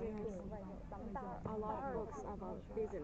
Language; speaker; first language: English; non-native, learner; Chinese